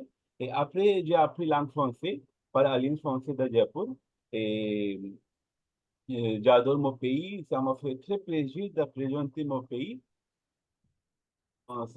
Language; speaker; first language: French; non-native, learner; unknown